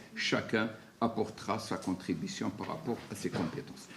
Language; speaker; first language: French; non-native, local second language; Arabic